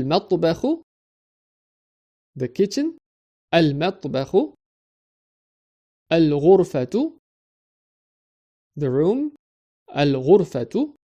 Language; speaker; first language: Arabic; non-native, fluent; English